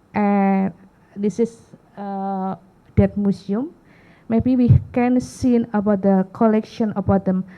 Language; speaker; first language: English; non-native, learner; Indonesian